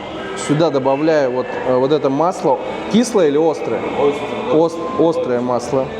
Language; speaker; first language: Russian; native; Russian